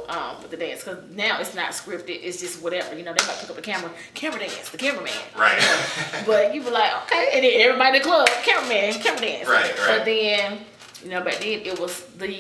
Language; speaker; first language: English; native; English